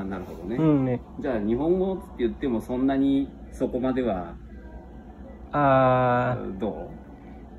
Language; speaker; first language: Japanese; native; Japanese